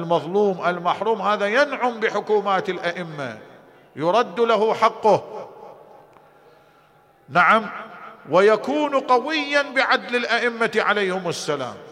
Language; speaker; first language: Arabic; native; Arabic